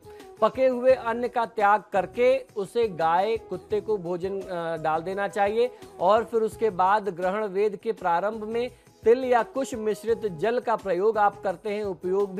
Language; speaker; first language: Hindi; native; Hindi